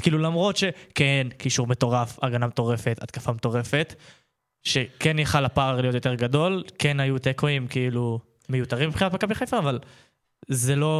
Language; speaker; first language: Hebrew; native; Hebrew